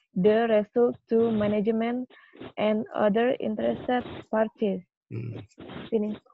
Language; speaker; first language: English; non-native, fluent; Indonesian